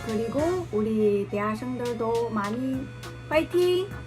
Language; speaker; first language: Korean; non-native, learner; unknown